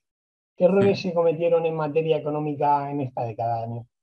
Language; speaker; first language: Spanish; native; Spanish